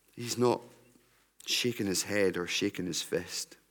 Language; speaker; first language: English; native; English